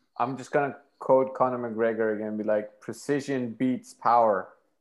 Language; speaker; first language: English; non-native, fluent; Persian